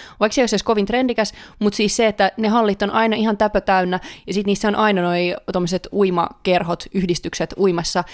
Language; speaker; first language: Finnish; native; Finnish